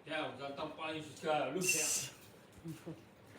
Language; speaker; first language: French; native; French